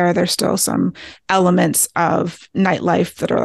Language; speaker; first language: English; native; English